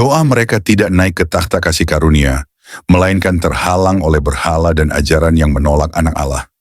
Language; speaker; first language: Indonesian; native; Indonesian